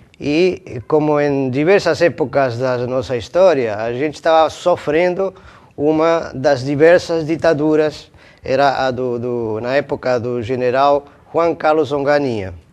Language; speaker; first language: Portuguese; non-native, fluent; Spanish